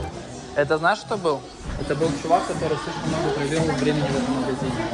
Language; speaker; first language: Russian; native; Russian